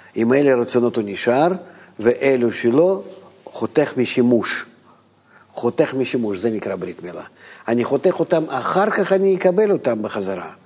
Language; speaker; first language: Hebrew; non-native, fluent; Russian